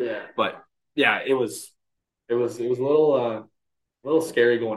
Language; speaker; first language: English; native; English